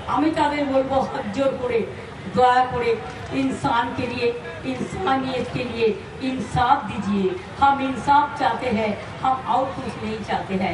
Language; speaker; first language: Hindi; non-native, local second language; Bangla